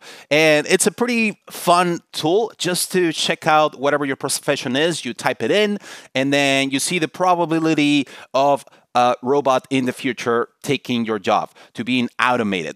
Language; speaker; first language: English; non-native, fluent; Spanish